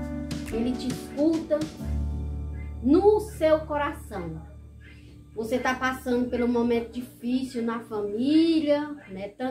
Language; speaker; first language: Portuguese; native; Portuguese